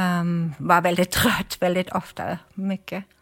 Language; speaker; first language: Swedish; non-native, fluent; German